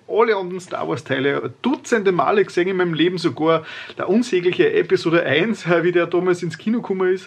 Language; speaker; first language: German; native; German